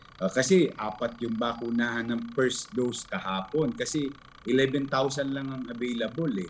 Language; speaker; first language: Filipino; native; Filipino